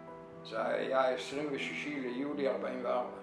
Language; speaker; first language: Hebrew; non-native, fluent; Yiddish